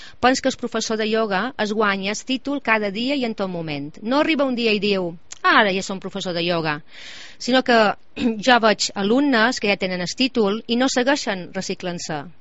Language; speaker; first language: Catalan; native; Catalan